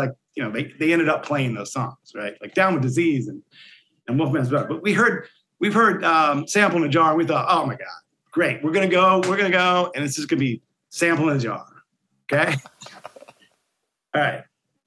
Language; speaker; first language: English; native; English